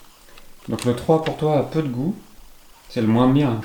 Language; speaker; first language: French; native; French